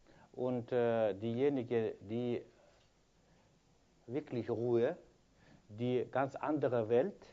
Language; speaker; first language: German; non-native, fluent; Kyrgyz